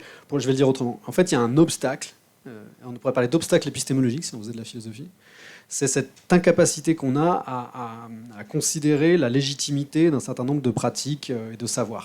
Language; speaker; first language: French; native; French